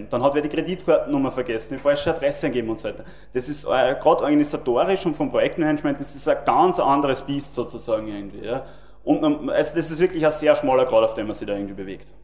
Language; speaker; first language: German; native; German